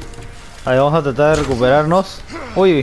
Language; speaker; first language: Spanish; native; Spanish